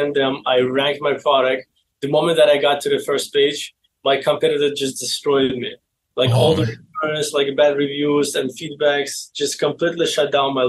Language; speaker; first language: English; non-native, fluent; Azerbaijani